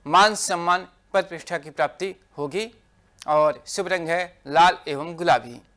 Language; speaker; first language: Hindi; native; Hindi